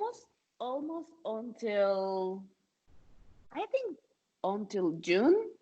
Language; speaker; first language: English; non-native, fluent; Spanish